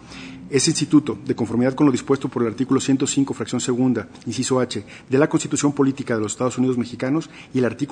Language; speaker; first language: Spanish; native; Spanish